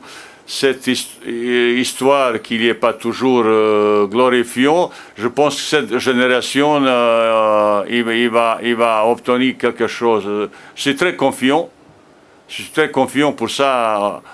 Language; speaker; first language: French; non-native, fluent; Bosnian